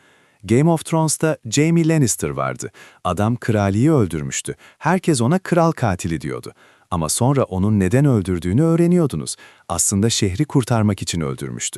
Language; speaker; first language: Turkish; native; Turkish